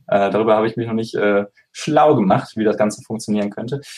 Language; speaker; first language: German; native; German